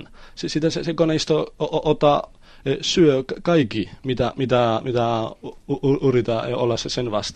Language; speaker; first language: Finnish; non-native, learner; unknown